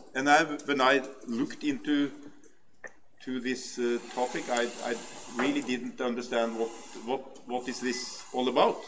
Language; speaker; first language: English; non-native, fluent; Norwegian